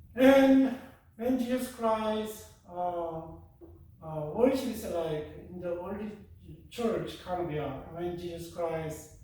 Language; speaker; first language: English; non-native, fluent; Korean